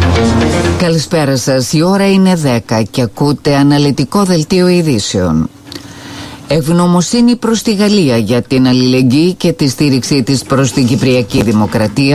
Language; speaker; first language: Greek; native; Greek